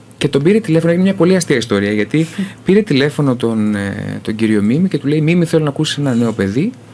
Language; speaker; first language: Greek; early bilingual, heritage; Greek